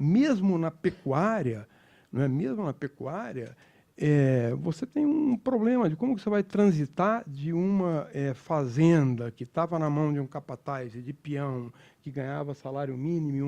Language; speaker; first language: Portuguese; native; Portuguese